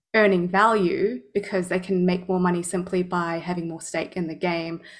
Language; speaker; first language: English; native; English